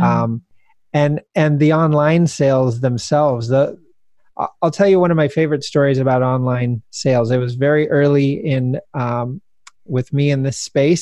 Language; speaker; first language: English; native; English